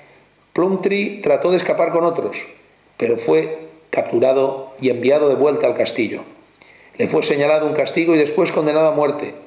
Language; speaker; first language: Spanish; native; Spanish